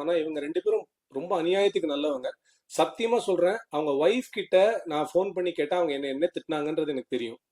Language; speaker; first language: Tamil; native; Tamil